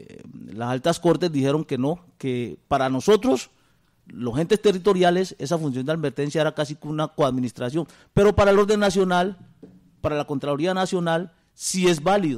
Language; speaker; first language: Spanish; native; Spanish